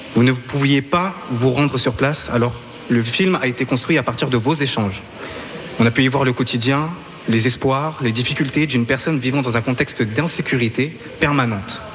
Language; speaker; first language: French; native; French